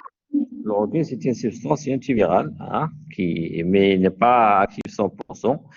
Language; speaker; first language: French; non-native, local second language; Arabic